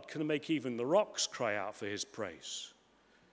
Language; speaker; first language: English; native; English